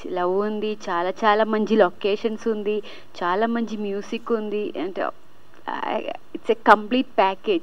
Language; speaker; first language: Telugu; non-native, learner; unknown